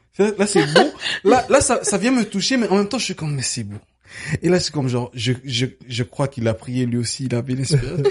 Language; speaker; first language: French; early bilingual, other home language; Lingala